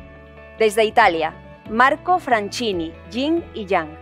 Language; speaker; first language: Spanish; native; Spanish